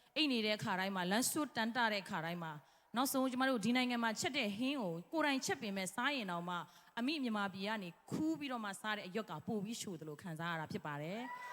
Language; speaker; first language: Burmese; non-native, local second language; Tedim Chin